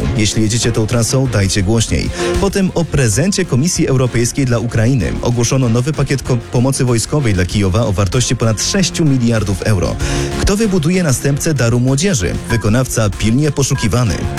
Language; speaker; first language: Polish; native; Polish